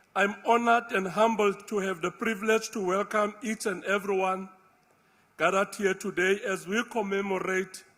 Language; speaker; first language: English; non-native, local second language; Afrikaans